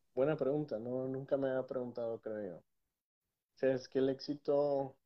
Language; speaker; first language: Spanish; native; Spanish